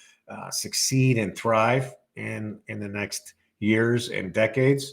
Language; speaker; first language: English; native; English